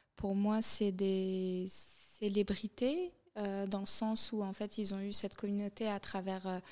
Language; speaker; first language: French; non-native, local second language; Arabic